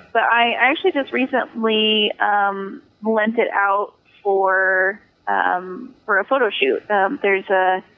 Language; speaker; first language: English; native; English